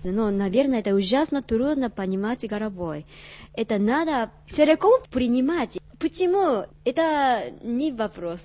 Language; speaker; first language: Russian; non-native, learner; Japanese